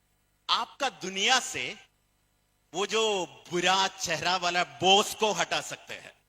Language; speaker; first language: Hindi; non-native, fluent; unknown